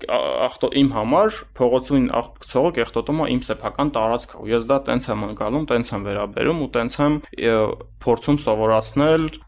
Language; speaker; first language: Armenian; native; Armenian